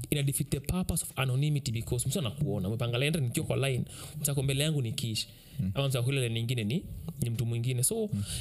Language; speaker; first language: Swahili; native; Swahili